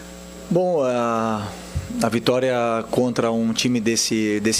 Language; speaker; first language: Portuguese; native; Portuguese